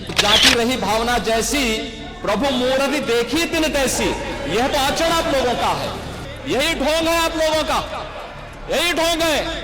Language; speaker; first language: Hindi; native; Hindi